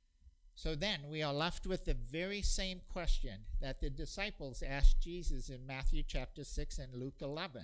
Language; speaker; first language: English; native; English